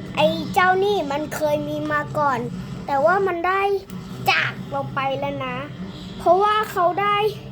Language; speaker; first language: Thai; native; Thai